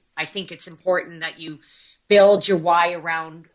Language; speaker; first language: English; native; English